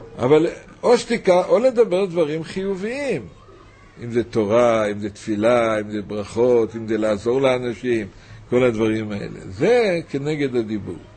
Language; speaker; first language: Hebrew; native; Hebrew